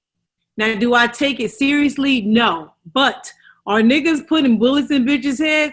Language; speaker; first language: English; native; English